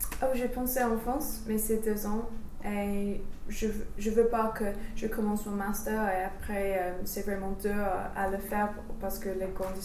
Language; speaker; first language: French; non-native, learner; English